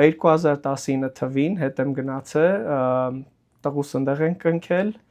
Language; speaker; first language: Armenian; early bilingual, heritage; Armenian